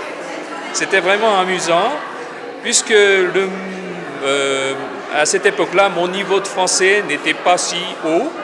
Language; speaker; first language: French; non-native, fluent; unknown